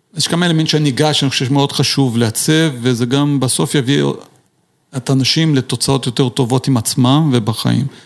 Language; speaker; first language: Hebrew; non-native, fluent; Portuguese